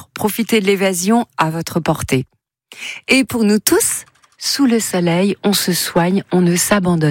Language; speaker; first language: French; native; French